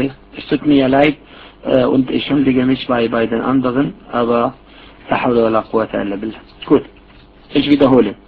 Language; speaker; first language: German; non-native, fluent; Arabic